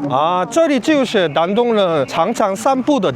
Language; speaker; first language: Chinese; non-native, learner; Korean